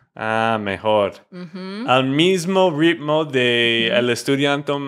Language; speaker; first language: Spanish; non-native, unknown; English